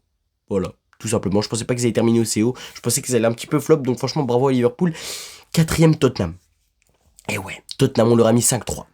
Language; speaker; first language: French; native; French